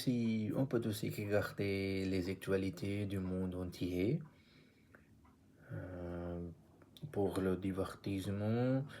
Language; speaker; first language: French; non-native, learner; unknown